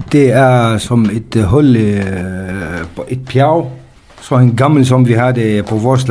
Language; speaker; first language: Danish; non-native, fluent; Kurdish